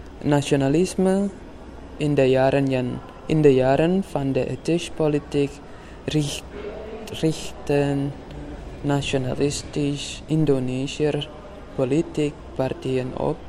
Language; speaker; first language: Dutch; non-native, learner; Indonesian